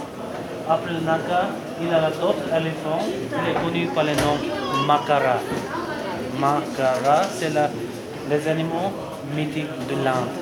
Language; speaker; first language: French; non-native, learner; Tibetan